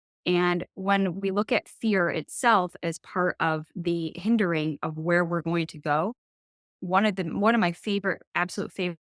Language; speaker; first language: English; native; English